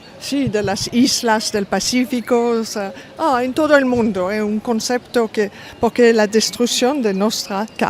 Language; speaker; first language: Spanish; non-native, fluent; French